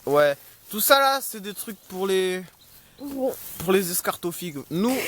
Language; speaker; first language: French; native; French